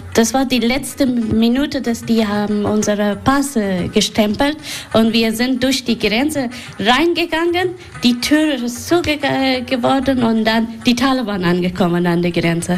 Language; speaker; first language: German; non-native, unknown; Persian